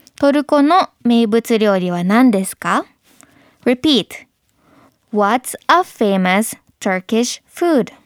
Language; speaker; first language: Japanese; non-native, fluent; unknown